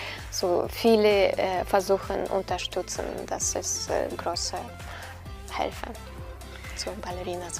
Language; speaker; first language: German; non-native, learner; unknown